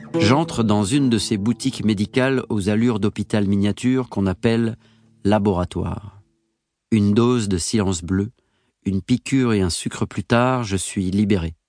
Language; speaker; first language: French; native; French